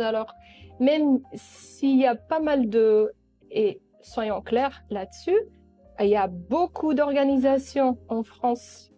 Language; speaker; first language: French; non-native, local second language; Dutch